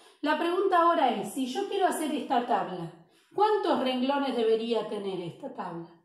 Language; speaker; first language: Spanish; native; Spanish